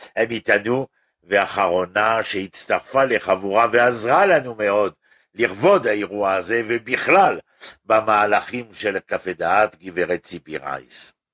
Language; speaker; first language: Hebrew; non-native, fluent; French